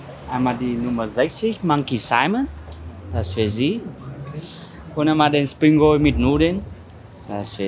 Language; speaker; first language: German; non-native, fluent; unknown